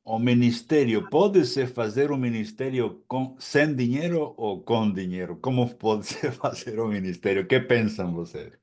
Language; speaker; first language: Portuguese; non-native, fluent; Spanish